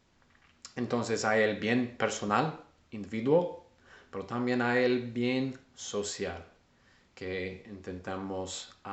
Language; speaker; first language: Spanish; non-native, learner; English